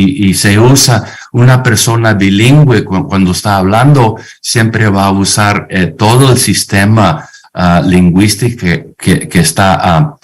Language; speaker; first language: Spanish; non-native, fluent; English